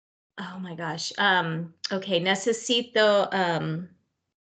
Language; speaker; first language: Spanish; non-native, learner; English